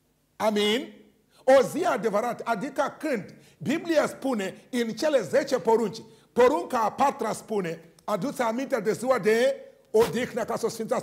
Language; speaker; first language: Romanian; non-native, learner; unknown